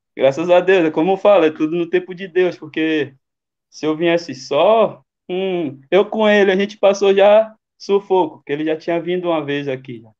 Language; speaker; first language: Portuguese; native; Portuguese